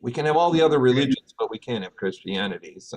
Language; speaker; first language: English; native; English